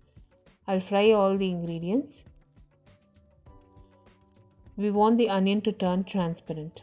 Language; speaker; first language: English; non-native, local second language; Tamil